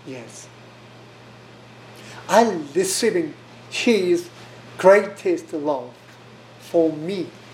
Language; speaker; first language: English; non-native, learner; Korean